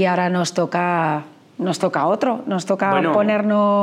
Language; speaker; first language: Spanish; native; Spanish